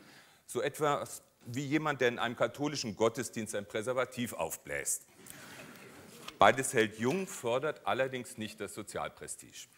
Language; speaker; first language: German; native; German